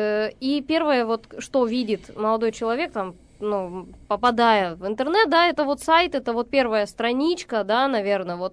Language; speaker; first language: Russian; native; Russian